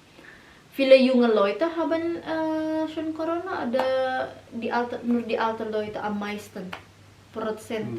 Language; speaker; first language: German; non-native, learner; Indonesian